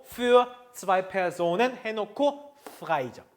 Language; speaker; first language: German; non-native, fluent; Korean